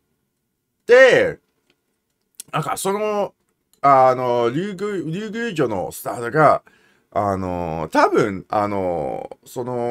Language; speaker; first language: Japanese; non-native, learner; English